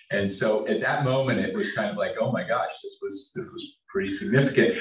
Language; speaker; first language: English; native; English